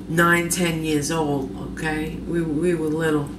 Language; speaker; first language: English; native; English